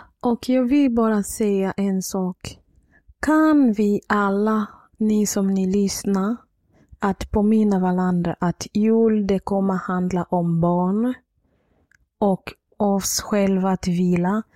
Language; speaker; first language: Swedish; non-native, fluent; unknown